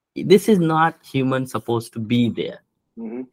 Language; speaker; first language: English; non-native, local second language; Bangla